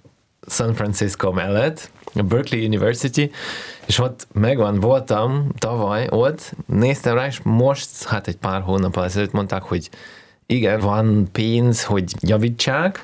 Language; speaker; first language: Hungarian; non-native, fluent; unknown